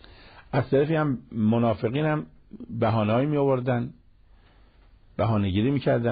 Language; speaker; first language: Persian; native; Persian